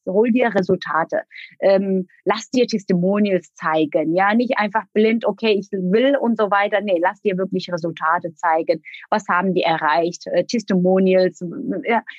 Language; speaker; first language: German; non-native, fluent; Turkish